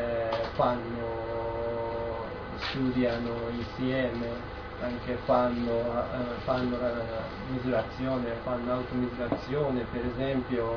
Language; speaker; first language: Italian; non-native, learner; Japanese